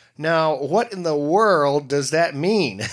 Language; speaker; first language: English; native; English